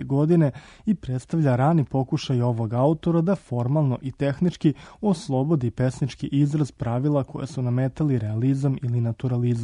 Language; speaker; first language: Croatian; native; Croatian